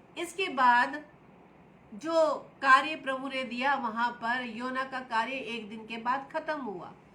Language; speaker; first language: Hindi; native; Hindi